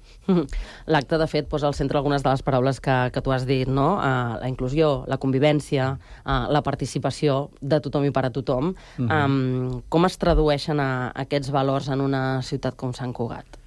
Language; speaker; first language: Catalan; native; Catalan